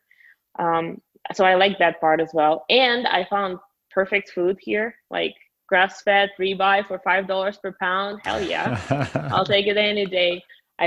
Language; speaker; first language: English; non-native, fluent; Russian